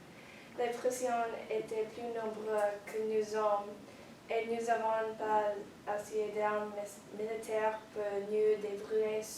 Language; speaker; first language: French; non-native, learner; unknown